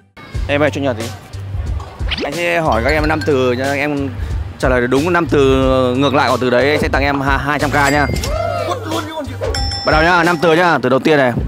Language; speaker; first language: Vietnamese; native; Vietnamese